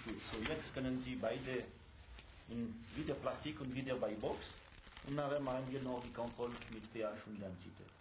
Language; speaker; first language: German; non-native, local second language; French